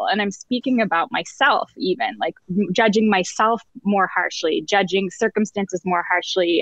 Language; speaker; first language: English; native; English